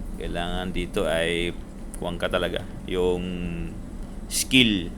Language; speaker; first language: Filipino; native; Filipino